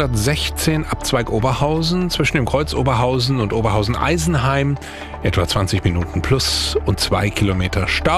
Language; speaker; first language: German; native; German